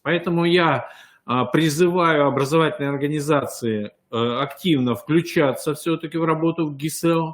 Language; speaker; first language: Russian; native; Russian